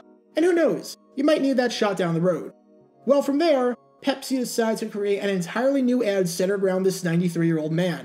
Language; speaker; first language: English; native; English